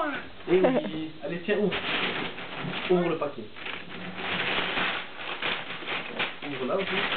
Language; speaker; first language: French; native; French